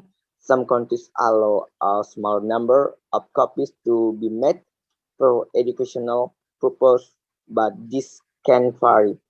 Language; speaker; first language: English; non-native, learner; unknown